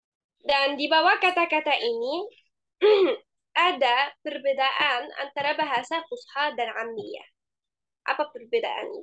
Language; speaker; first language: Indonesian; non-native, fluent; Arabic